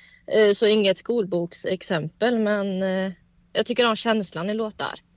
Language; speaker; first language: Swedish; native; Swedish